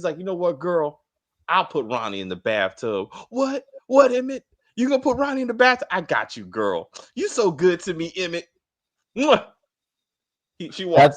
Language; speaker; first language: English; native; English